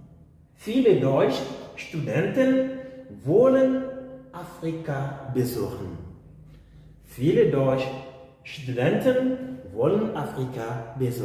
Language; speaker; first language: German; non-native, fluent; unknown